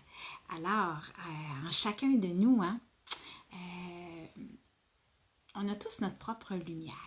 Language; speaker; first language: French; native; French